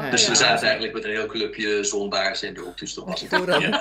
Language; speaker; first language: Dutch; native; Dutch